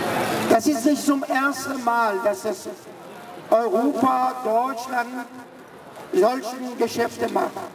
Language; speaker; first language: German; early bilingual, other home language; Persian